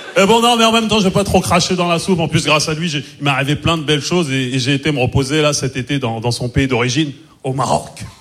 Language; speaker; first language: French; early bilingual, other home language; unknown